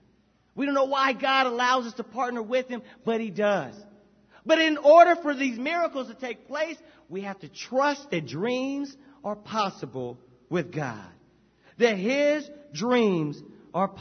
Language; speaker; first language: English; native; English